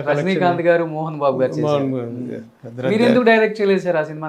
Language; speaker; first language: Telugu; native; Telugu